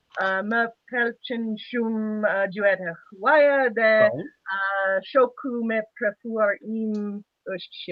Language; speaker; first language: Albanian; non-native, learner; English